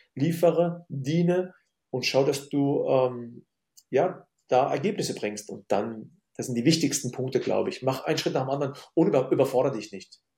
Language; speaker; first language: German; early bilingual, other home language; Arabic